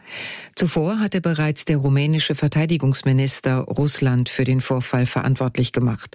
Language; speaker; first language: German; native; German